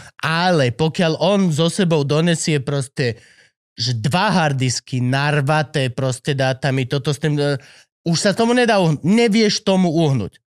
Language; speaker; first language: Slovak; native; Slovak